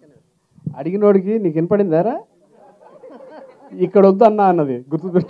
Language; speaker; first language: Telugu; native; Telugu